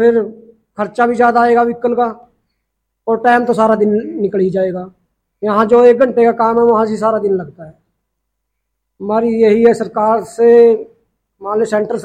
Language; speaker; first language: Hindi; native; Hindi